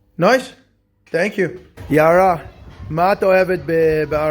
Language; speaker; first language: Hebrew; non-native, learner; English